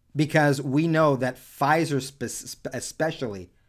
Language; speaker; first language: English; early bilingual, other home language; Spanish